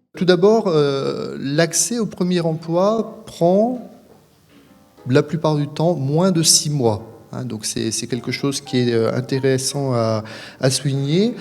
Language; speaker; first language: French; native; French